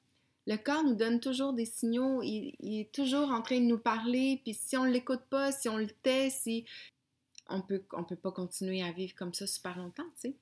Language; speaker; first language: French; native; French